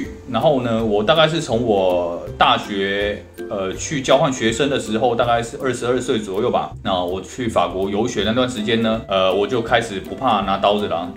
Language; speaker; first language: Chinese; native; Chinese